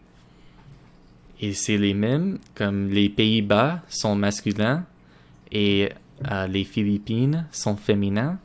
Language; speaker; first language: French; non-native, learner; English